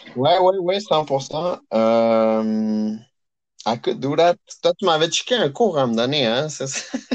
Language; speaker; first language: French; native; French